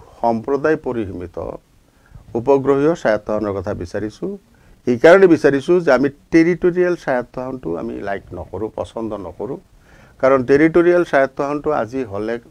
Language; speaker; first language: Assamese; non-native, local second language; Bangla